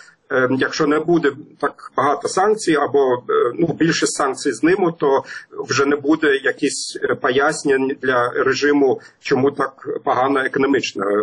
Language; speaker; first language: Ukrainian; non-native, fluent; German